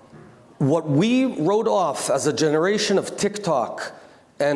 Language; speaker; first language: English; non-native, local second language; Hebrew